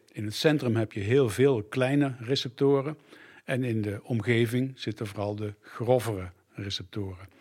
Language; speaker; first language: Dutch; native; Dutch